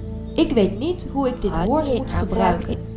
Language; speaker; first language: Dutch; non-native, learner; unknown